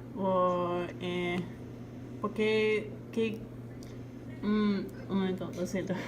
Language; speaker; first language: Spanish; non-native, learner; English